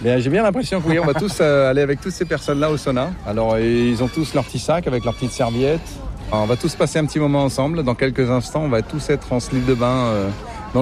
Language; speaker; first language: French; non-native, fluent; Finnish